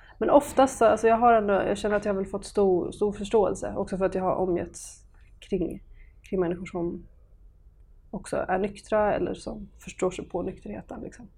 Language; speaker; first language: Swedish; early bilingual, other home language; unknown